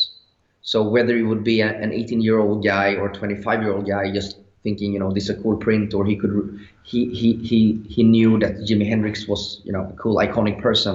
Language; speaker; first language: English; non-native, fluent; Swedish